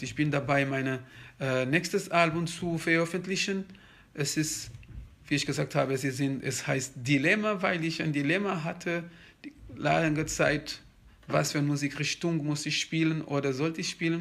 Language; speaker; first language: German; non-native, fluent; Kabuverdianu